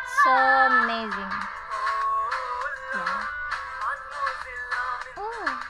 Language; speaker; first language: English; non-native, learner; Indonesian